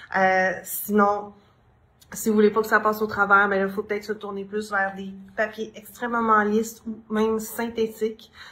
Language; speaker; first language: French; native; French